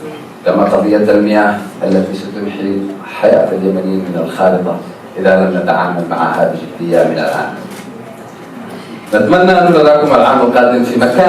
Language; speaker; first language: Arabic; native; Arabic